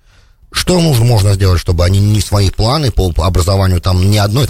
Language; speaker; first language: Russian; native; Russian